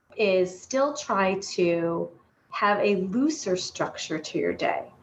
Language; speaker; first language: English; native; English